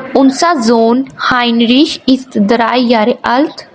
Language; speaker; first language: German; non-native, learner; Urdu